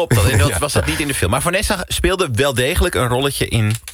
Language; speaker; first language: Dutch; native; Dutch